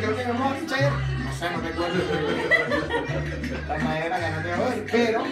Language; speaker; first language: Spanish; native; Spanish